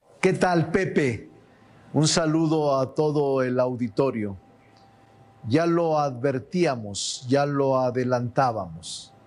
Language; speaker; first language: Spanish; native; Spanish